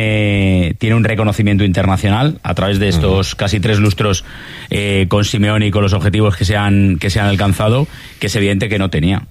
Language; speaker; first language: Spanish; native; Spanish